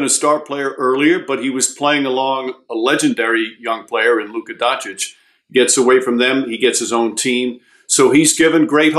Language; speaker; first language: English; native; English